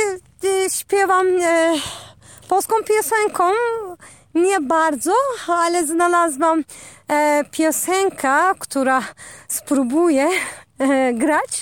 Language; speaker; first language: Polish; non-native, learner; Turkish